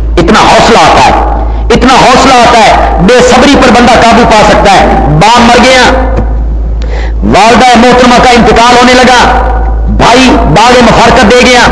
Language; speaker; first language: Urdu; non-native, local second language; Punjabi